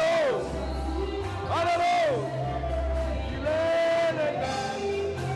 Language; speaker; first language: French; non-native, local second language; Lingala